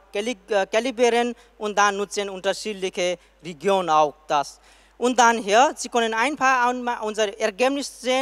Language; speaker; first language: German; non-native, learner; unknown